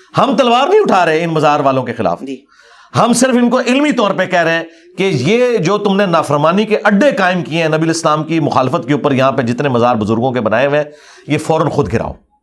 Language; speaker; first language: Urdu; non-native, local second language; Punjabi